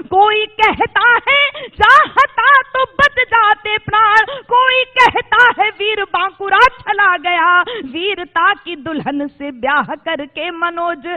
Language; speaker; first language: Hindi; native; Hindi